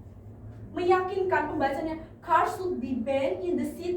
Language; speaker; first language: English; non-native, learner; Indonesian